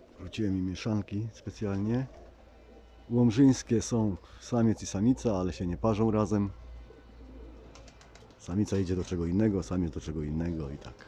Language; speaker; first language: Polish; native; Polish